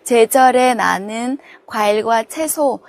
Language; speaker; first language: Korean; non-native, fluent; Vietnamese